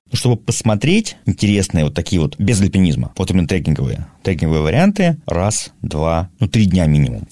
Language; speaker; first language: Russian; native; Russian